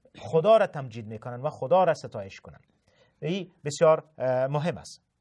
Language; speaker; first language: Persian; native; Persian